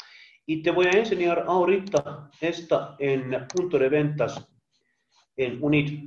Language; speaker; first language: Spanish; non-native, learner; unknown